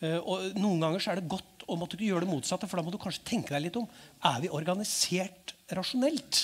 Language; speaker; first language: Norwegian; native; Norwegian